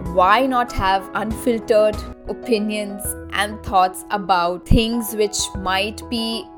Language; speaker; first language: English; non-native, local second language; Marathi